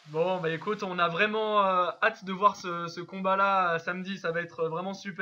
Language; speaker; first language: French; native; French